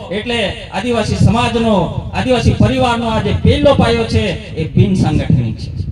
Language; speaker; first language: Gujarati; non-native, local second language; Bhili